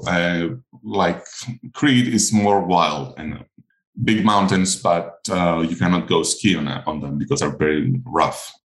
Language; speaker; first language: English; non-native, fluent; Greek